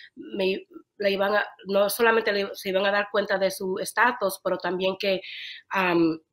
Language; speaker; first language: Spanish; early bilingual, heritage; Spanish